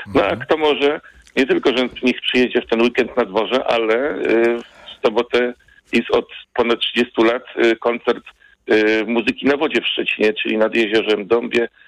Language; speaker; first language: Polish; native; Polish